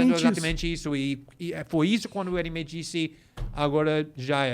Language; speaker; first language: Portuguese; non-native, fluent; English